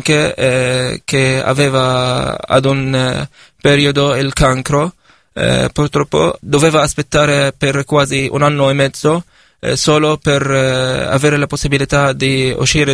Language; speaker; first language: Italian; non-native, fluent; Arabic